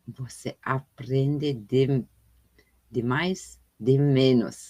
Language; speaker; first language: Portuguese; non-native, fluent; German